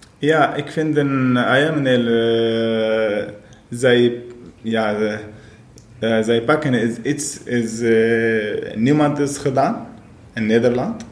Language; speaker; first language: Dutch; non-native, learner; Arabic